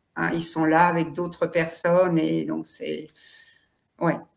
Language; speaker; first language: French; native; French